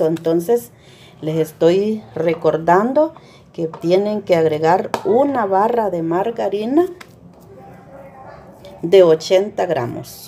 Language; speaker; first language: Spanish; native; Spanish